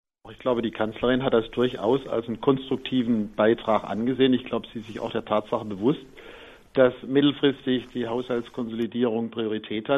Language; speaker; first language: German; native; German